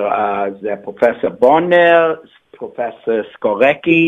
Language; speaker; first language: Hebrew; non-native, fluent; English